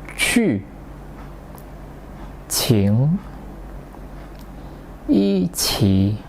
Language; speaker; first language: Chinese; non-native, fluent; Indonesian